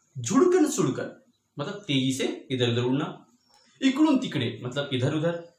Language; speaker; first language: Hindi; non-native, local second language; Marathi